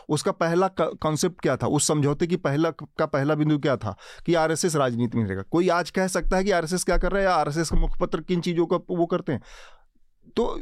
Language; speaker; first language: Hindi; native; Hindi